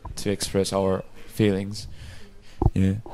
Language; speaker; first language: English; non-native, learner; Japanese